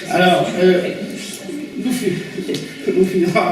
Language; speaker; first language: French; non-native, learner; German